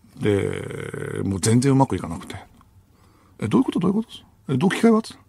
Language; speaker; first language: Japanese; native; Japanese